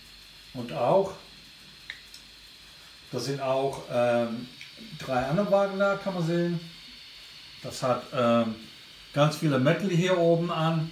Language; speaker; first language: German; non-native, learner; English